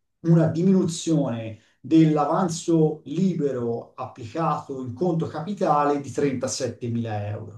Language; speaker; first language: Italian; native; Italian